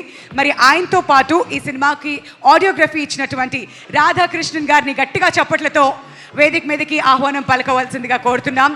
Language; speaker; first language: Telugu; native; Telugu